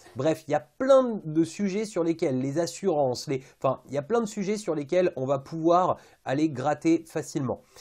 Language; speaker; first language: French; native; French